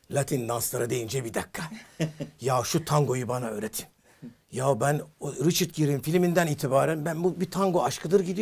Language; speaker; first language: Turkish; native; Turkish